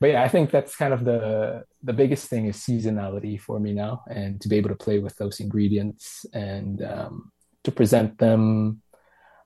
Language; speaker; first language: English; non-native, local second language; Filipino